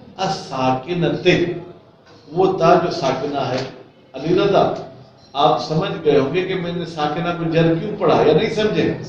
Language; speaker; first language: Urdu; non-native, local second language; Sindhi